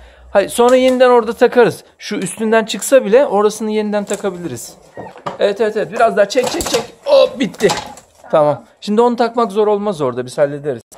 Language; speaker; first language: Turkish; native; Turkish